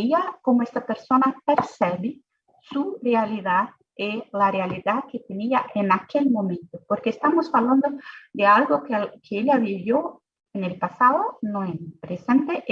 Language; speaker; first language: Spanish; non-native, fluent; Portuguese